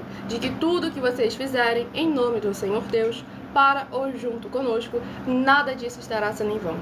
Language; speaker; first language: Portuguese; native; Portuguese